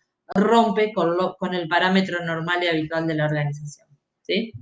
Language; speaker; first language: Spanish; native; Spanish